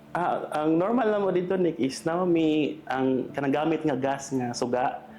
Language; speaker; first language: Cebuano; native; Cebuano